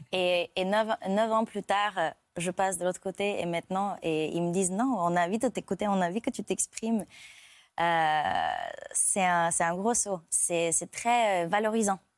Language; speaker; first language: French; non-native, fluent; Bulgarian